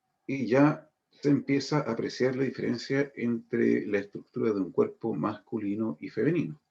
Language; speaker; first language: Spanish; native; Spanish